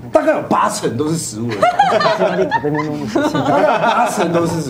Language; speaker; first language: Chinese; native; Chinese